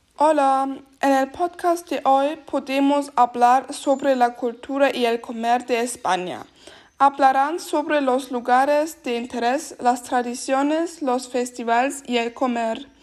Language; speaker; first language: Spanish; non-native, learner; German